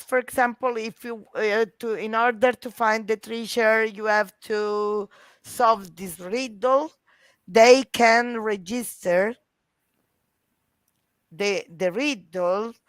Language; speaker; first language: English; non-native, fluent; Italian